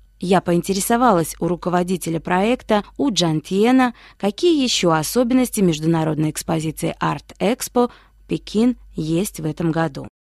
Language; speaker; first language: Russian; non-native, fluent; Chinese